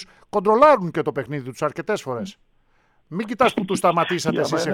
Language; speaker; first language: Greek; native; Greek